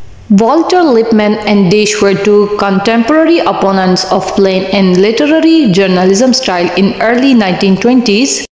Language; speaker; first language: English; non-native, local second language; Pashto